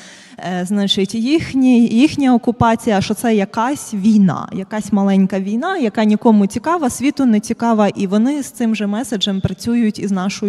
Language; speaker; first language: Ukrainian; native; Ukrainian